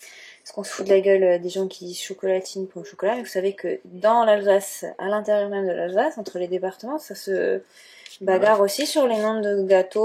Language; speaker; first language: French; native; French